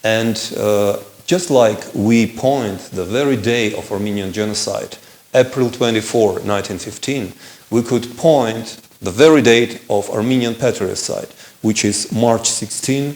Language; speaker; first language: English; non-native, fluent; Armenian